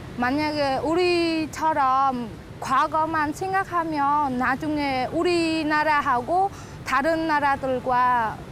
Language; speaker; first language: Korean; non-native, learner; Vietnamese